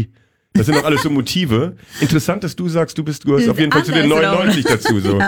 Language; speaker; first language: German; native; German